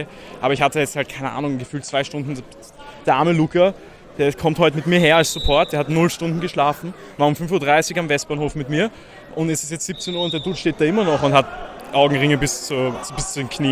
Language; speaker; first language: German; native; German